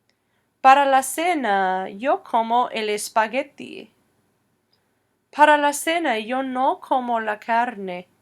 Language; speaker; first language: Spanish; non-native, fluent; English